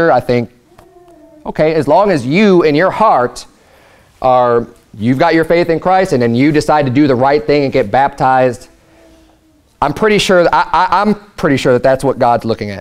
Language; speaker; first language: English; native; English